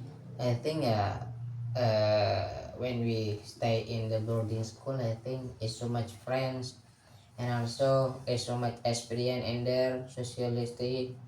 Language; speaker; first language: English; non-native, learner; Indonesian